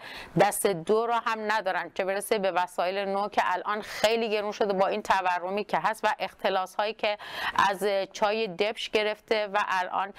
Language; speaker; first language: Persian; non-native, local second language; Kurdish